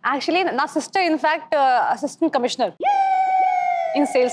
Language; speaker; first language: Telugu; non-native, local second language; Hindi